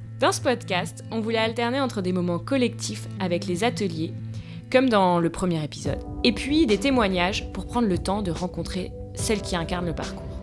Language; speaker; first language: French; native; French